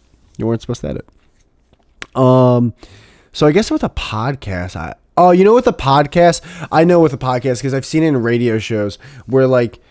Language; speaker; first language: English; native; English